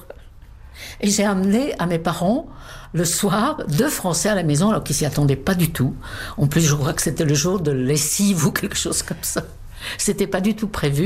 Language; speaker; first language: French; non-native, fluent; Czech